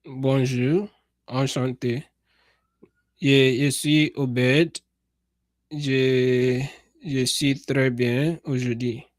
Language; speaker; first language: French; non-native, learner; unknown